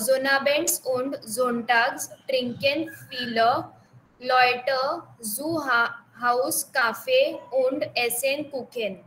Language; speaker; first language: German; non-native, learner; Marathi